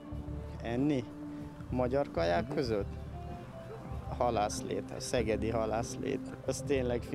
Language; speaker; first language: Hungarian; non-native, fluent; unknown